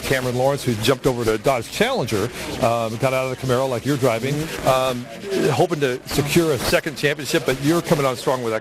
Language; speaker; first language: English; native; English